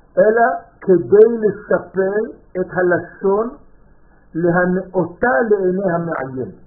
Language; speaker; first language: Hebrew; native; Hebrew